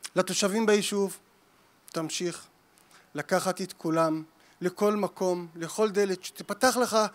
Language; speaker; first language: Hebrew; native; Hebrew